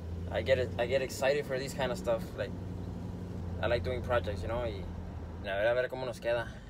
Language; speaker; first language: English; early bilingual, other home language; Spanish